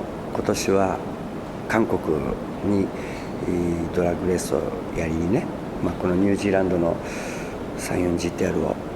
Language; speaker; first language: Japanese; native; Japanese